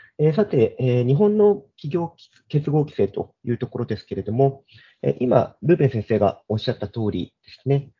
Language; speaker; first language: Japanese; native; Japanese